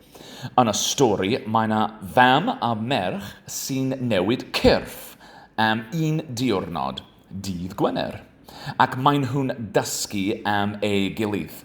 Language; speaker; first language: Welsh; non-native, learner; English